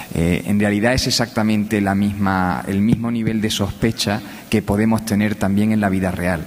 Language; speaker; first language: Spanish; native; Spanish